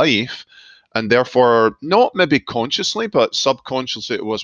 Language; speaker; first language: English; native; English